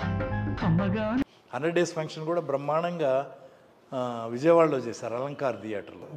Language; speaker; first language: Telugu; native; Telugu